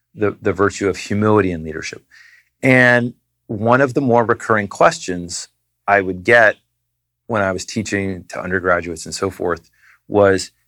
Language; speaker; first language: English; native; English